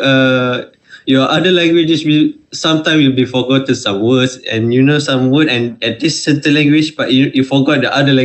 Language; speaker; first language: English; non-native, fluent; Malay